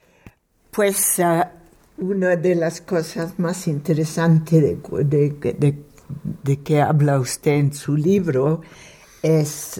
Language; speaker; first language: Spanish; non-native, fluent; English